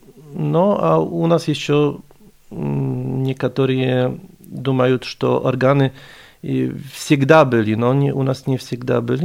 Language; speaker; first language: Russian; non-native, fluent; Polish